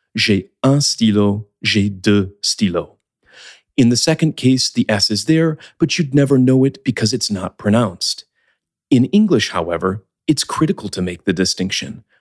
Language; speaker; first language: English; native; English